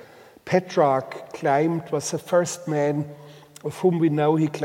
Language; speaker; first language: English; non-native, fluent; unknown